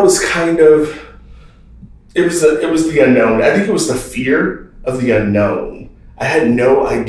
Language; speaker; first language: English; native; English